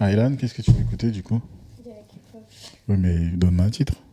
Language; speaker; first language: French; native; French